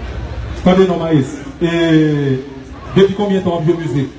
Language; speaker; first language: French; non-native, local second language; Haitian Creole